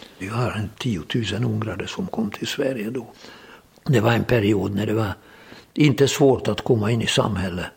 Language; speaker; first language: Swedish; non-native, fluent; Hungarian